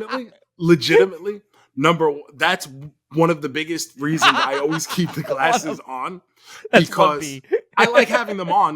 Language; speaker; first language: English; native; English